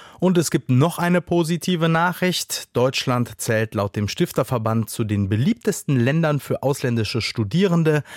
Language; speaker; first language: German; native; German